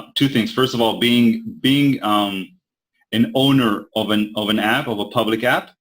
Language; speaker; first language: English; non-native, fluent; Hebrew